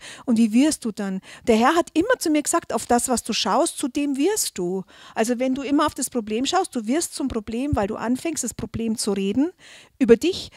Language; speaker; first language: German; native; German